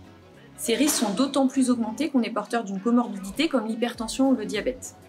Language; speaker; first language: French; native; French